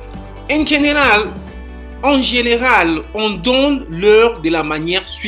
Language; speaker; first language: French; non-native, fluent; Spanish